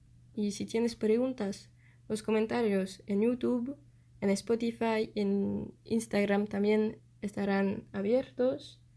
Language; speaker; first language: Spanish; non-native, fluent; French